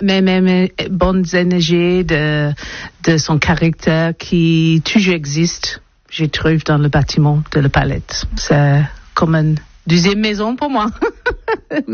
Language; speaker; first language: French; non-native, learner; English